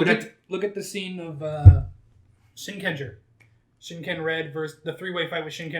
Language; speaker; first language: English; native; English